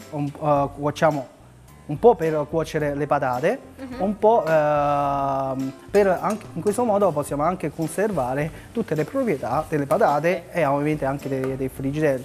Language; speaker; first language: Italian; non-native, fluent; Chinese